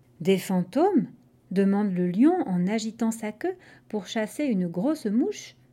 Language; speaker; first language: French; non-native, fluent; English